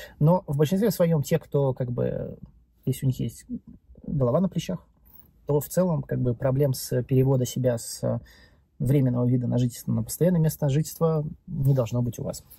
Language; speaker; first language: Russian; native; Russian